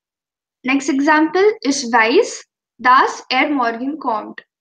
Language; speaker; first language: German; non-native, fluent; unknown